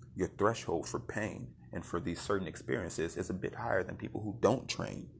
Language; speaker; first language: English; native; English